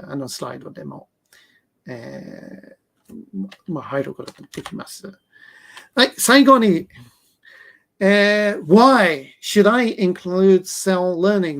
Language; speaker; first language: Japanese; non-native, learner; English